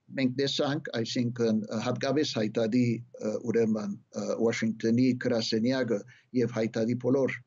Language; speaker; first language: Armenian; early bilingual, heritage; Armenian